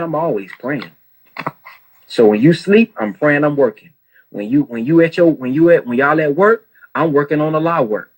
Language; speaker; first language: English; native; English